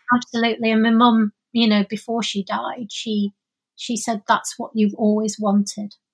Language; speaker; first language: English; native; English